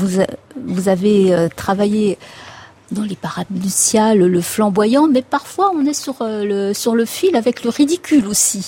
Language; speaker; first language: French; native; French